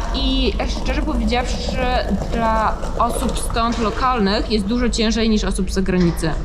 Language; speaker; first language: Polish; native; Polish